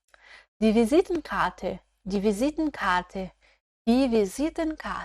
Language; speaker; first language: German; non-native, fluent; Portuguese